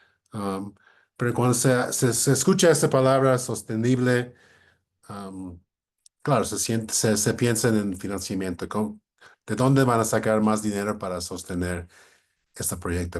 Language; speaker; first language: Spanish; non-native, fluent; English